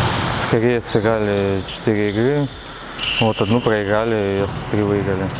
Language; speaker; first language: Russian; native; Russian